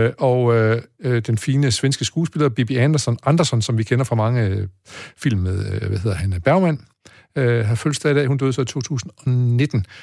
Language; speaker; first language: Danish; native; Danish